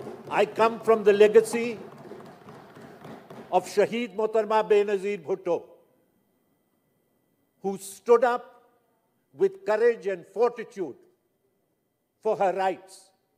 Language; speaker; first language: English; non-native, local second language; Urdu